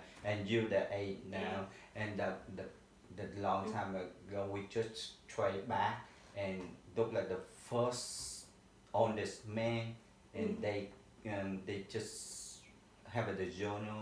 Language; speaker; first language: English; non-native, learner; Vietnamese